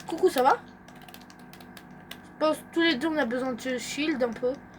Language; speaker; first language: French; native; French